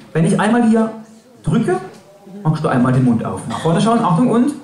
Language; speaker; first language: German; native; German